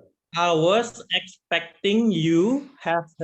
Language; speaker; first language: English; non-native, learner; Indonesian